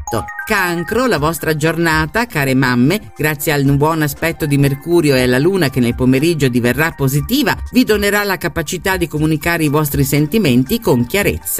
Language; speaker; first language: Italian; native; Italian